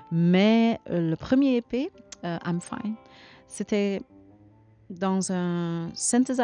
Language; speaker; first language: French; non-native, learner; Dutch